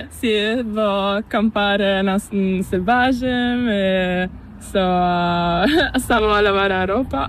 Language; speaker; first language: Spanish; non-native, learner; Italian